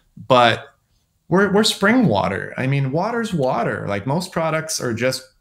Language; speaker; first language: English; native; English